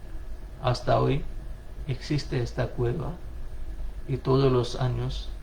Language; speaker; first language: Spanish; non-native, fluent; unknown